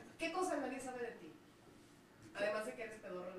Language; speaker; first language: Spanish; native; Spanish